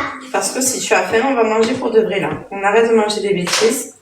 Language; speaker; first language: French; native; French